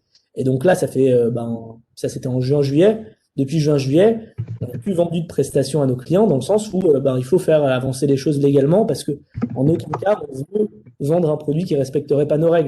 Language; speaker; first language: French; native; French